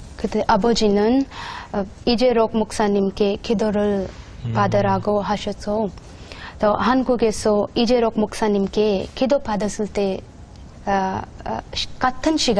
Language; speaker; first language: Korean; non-native, learner; Urdu